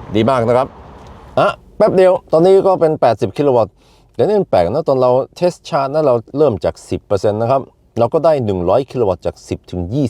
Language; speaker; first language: Thai; non-native, fluent; Swedish